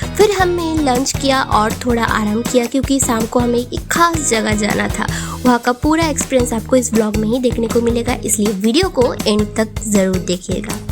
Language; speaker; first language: Hindi; non-native, local second language; Bangla